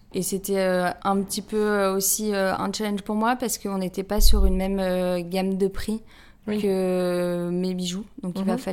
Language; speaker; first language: French; native; French